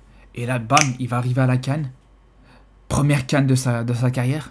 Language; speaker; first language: French; native; French